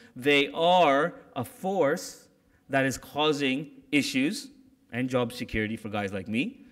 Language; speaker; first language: English; native; English